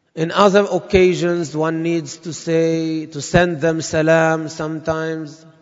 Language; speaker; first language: English; non-native, fluent; Arabic